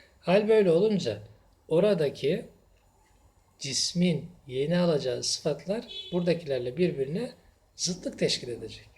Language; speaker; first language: Turkish; native; Turkish